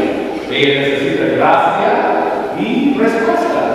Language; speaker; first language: Spanish; non-native, learner; English